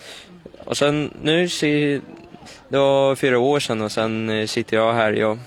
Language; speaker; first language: Swedish; early bilingual, other home language; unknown